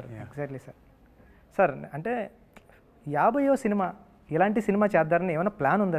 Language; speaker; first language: Telugu; native; Telugu